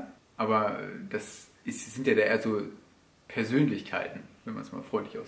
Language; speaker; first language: German; native; German